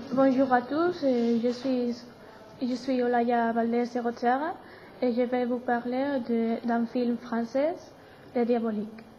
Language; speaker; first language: French; non-native, learner; Spanish